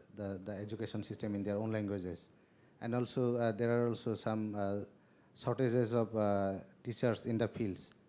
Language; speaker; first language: English; non-native, local second language; Kok Borok